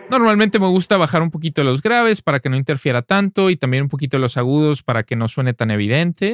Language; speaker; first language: Spanish; native; Spanish